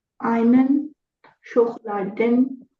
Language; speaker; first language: German; non-native, learner; Urdu